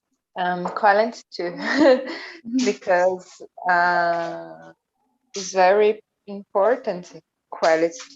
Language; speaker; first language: English; non-native, learner; Portuguese